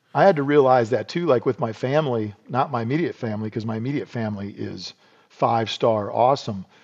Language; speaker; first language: English; native; English